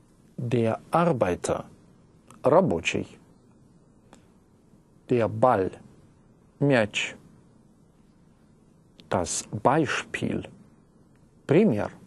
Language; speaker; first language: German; non-native, fluent; Russian